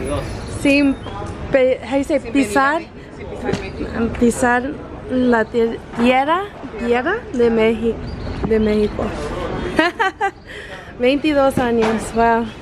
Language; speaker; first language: Spanish; early bilingual, heritage; Spanish